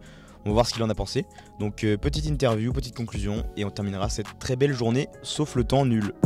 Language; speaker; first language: French; native; French